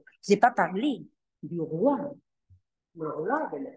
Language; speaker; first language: French; non-native, learner; Spanish